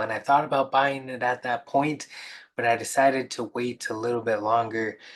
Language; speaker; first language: English; native; English